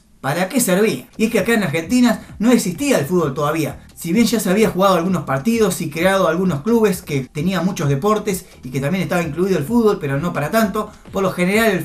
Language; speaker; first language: Spanish; native; Spanish